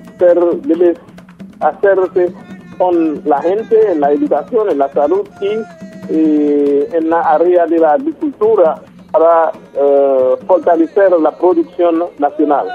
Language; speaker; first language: Spanish; non-native, local second language; Haitian Creole